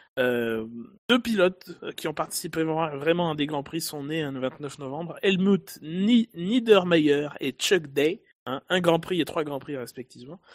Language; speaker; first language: French; native; French